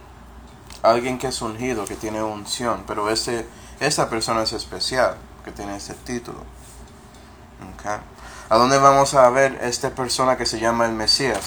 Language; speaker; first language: Spanish; non-native, fluent; English